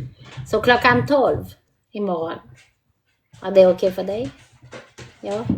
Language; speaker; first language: Swedish; non-native, learner; French